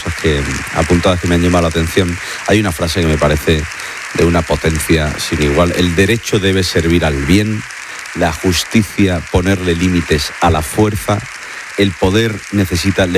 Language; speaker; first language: Spanish; native; Spanish